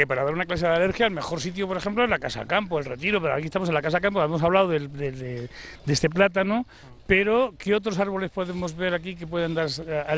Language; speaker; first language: Spanish; native; Spanish